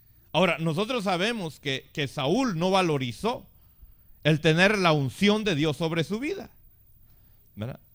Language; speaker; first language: Spanish; native; Spanish